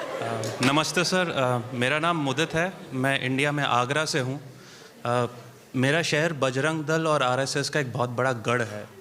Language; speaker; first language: Hindi; native; Hindi